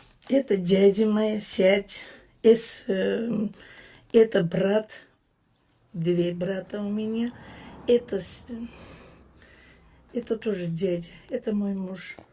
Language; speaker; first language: Russian; non-native, learner; Azerbaijani